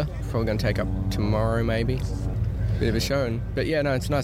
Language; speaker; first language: English; native; English